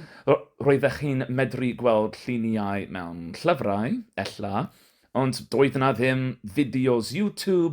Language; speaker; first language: Welsh; non-native, learner; English